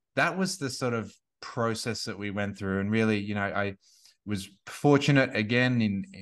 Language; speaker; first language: English; native; English